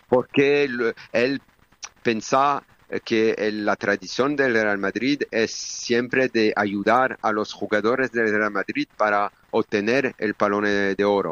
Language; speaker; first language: Spanish; non-native, learner; French